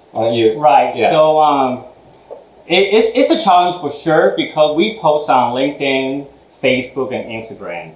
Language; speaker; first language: English; early bilingual, other home language; Chinese